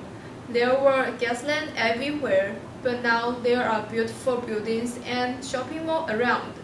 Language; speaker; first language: English; non-native, learner; Chinese